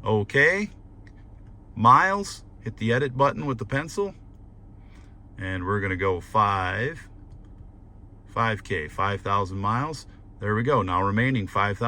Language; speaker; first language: English; native; English